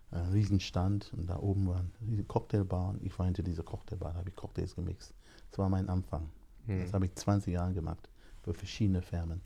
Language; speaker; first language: German; non-native, fluent; English